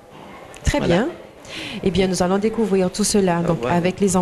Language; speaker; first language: French; native; French